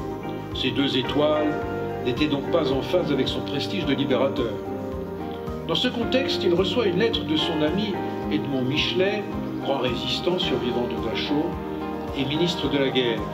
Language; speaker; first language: French; native; French